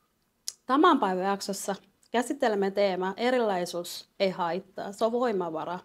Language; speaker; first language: Finnish; non-native, fluent; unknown